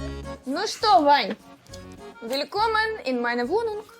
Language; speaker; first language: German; non-native, learner; Russian